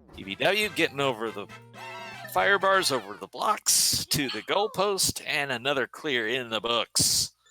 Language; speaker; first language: English; native; English